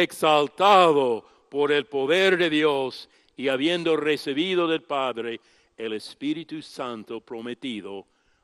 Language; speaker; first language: Spanish; non-native, fluent; English